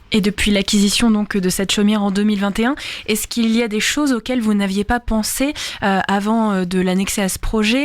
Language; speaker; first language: French; native; French